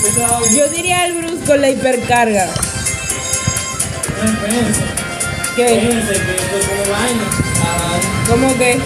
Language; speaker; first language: Spanish; native; Spanish